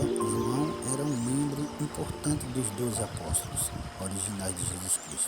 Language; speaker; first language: Portuguese; native; Portuguese